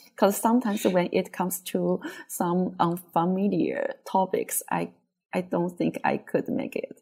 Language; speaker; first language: English; non-native, fluent; Chinese